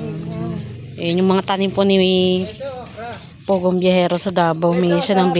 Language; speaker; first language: Filipino; native; Filipino